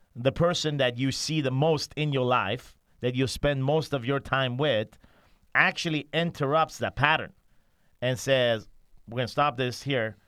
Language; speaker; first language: English; non-native, fluent; Persian